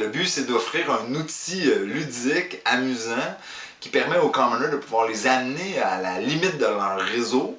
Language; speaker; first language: French; native; French